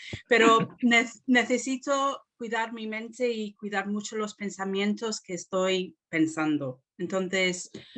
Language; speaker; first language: Spanish; non-native, fluent; English